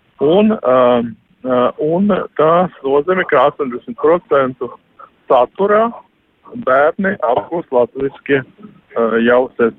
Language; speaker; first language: Latvian; non-native, local second language; Russian